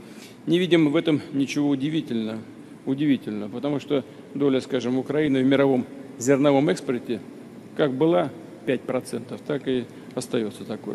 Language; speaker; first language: Russian; native; Russian